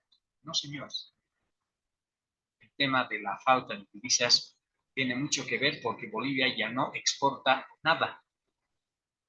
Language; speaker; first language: Spanish; native; Spanish